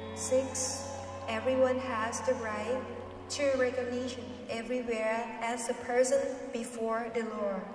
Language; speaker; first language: English; native; English